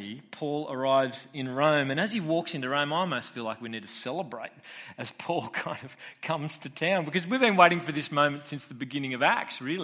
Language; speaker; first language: English; native; English